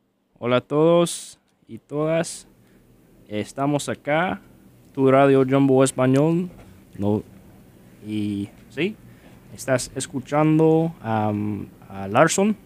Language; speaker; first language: Spanish; non-native, learner; English